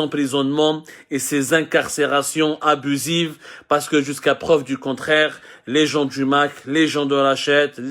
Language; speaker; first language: French; non-native, local second language; Arabic